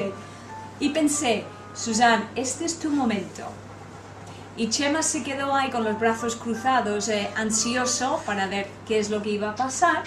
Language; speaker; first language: Spanish; non-native, fluent; English